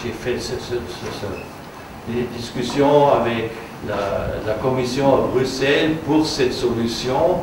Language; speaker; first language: French; non-native, fluent; German